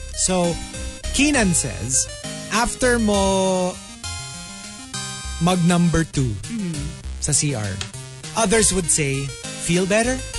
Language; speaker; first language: English; non-native, local second language; Filipino